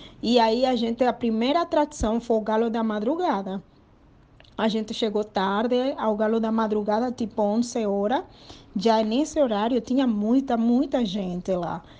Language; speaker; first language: Portuguese; non-native, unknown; Spanish